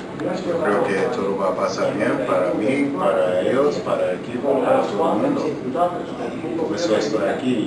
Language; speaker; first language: Spanish; non-native, learner; English